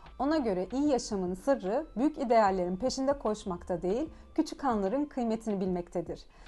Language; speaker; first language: Turkish; early bilingual, heritage; Turkish